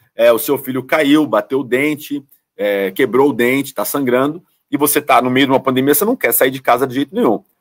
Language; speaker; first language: Portuguese; native; Portuguese